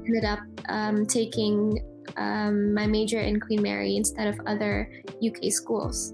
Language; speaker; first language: English; early bilingual, other home language; Indonesian